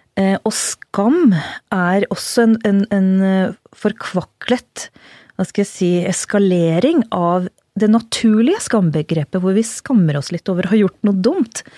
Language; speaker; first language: Norwegian; early bilingual, other home language; Urdu